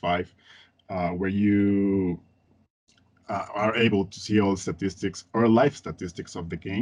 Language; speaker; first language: English; non-native, fluent; Spanish